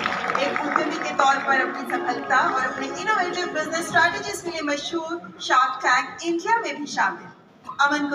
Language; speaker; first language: Hindi; native; Hindi